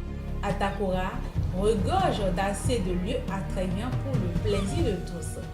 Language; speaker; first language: French; native; French